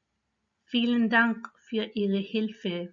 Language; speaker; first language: German; non-native, fluent; Urdu